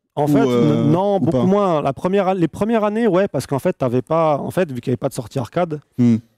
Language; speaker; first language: French; native; French